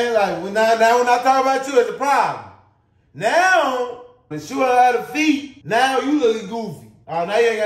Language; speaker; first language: English; native; English